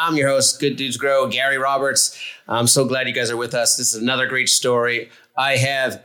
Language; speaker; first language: English; native; English